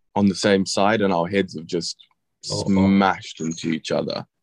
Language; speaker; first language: English; native; English